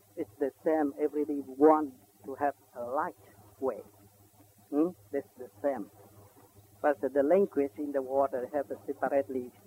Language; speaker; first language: English; non-native, learner; Vietnamese